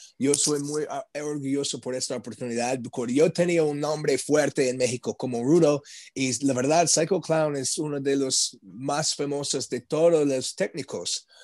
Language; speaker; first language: Spanish; non-native, learner; English